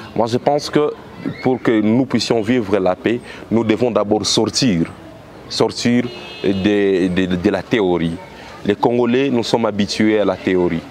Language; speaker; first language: French; non-native, local second language; Swahili